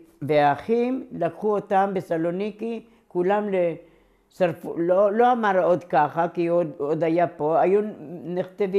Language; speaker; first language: Hebrew; non-native, local second language; Ladino